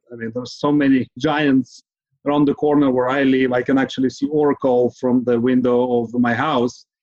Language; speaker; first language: English; non-native, fluent; Ukrainian